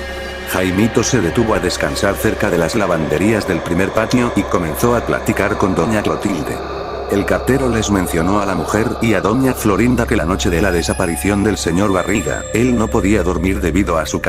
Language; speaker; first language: Spanish; native; Spanish